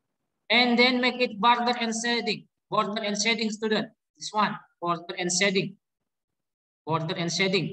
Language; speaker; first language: English; non-native, learner; Indonesian